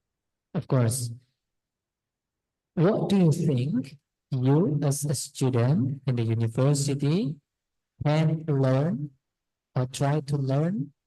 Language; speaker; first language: English; non-native, fluent; Indonesian